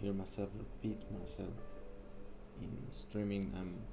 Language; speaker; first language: English; non-native, learner; Spanish